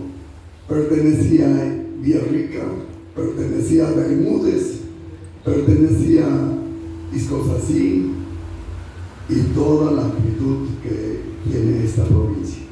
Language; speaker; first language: Spanish; native; Spanish